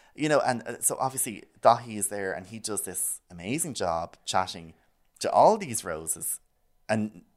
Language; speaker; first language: English; native; English